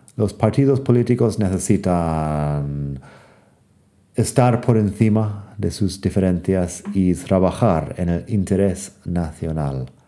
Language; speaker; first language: Spanish; non-native, fluent; English